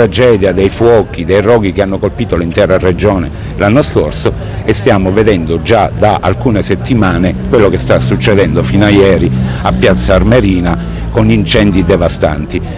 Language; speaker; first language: Italian; native; Italian